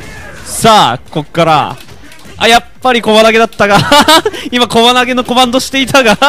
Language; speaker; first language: Japanese; native; Japanese